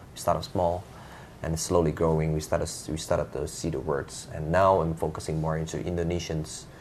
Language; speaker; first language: English; non-native, fluent; Indonesian